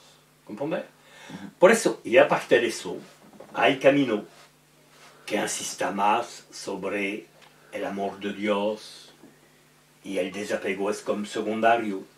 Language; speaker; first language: Spanish; non-native, learner; French